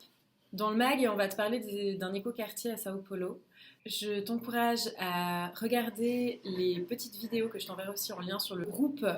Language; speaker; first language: French; native; French